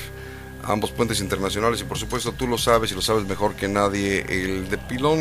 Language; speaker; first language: Spanish; native; Spanish